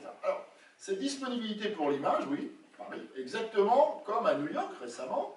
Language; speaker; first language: French; native; French